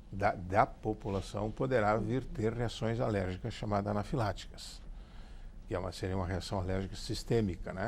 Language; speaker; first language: Portuguese; native; Portuguese